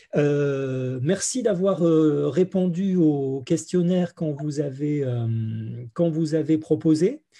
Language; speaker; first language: French; native; French